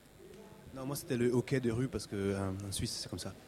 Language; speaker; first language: French; native; French